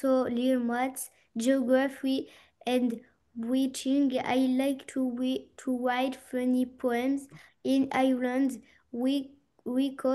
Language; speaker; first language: English; non-native, learner; French